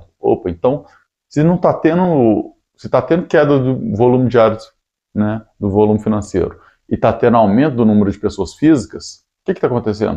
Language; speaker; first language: Portuguese; native; Portuguese